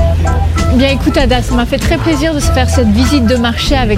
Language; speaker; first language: French; native; French